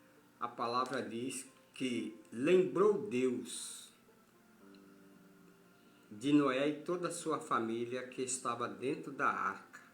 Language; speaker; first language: Portuguese; native; Portuguese